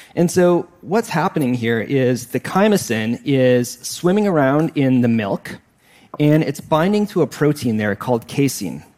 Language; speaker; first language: English; native; English